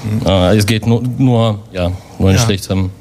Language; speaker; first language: German; non-native, fluent; Russian